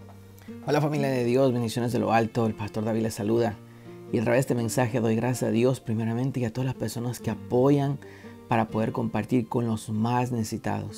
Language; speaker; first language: Spanish; native; Spanish